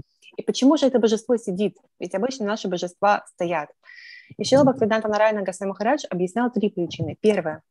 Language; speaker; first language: Russian; native; Russian